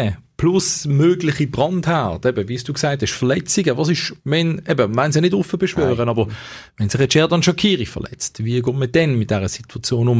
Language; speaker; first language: German; native; German